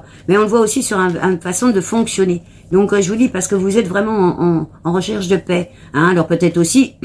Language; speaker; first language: French; native; French